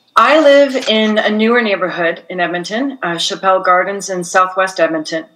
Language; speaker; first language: English; native; English